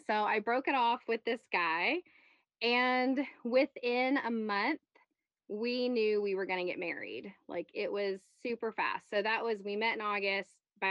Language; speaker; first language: English; native; English